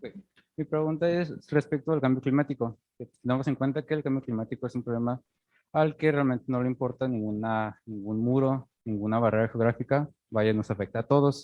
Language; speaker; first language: Spanish; native; Spanish